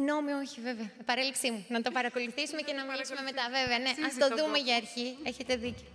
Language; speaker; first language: Greek; native; Greek